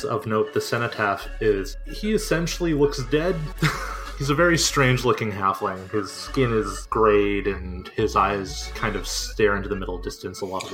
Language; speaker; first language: English; native; English